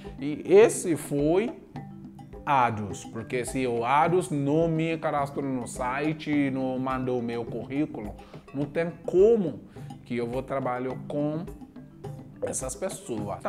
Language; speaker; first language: Portuguese; non-native, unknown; Yoruba